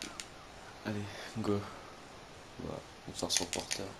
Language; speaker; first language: French; native; French